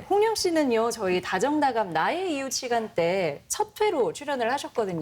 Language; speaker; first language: Korean; native; Korean